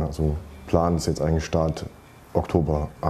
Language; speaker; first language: German; native; German